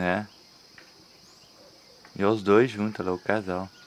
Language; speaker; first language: Portuguese; native; Portuguese